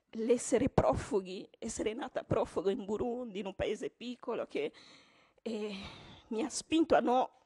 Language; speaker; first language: Italian; non-native, fluent; Kinyarwanda